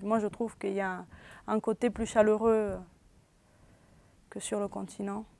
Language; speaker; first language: French; early bilingual, other home language; Spanish